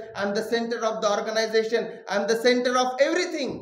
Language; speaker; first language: English; non-native, local second language; Marathi